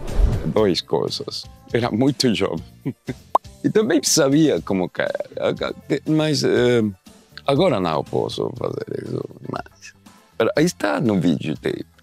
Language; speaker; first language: Portuguese; non-native, learner; Spanish